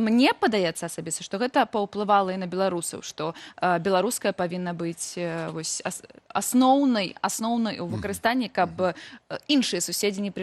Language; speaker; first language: Belarusian; native; Belarusian